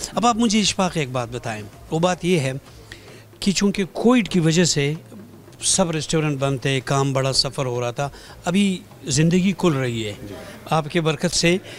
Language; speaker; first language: Urdu; non-native, local second language; Pashto